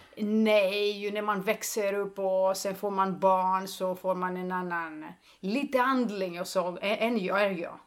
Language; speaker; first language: Swedish; non-native, fluent; Greek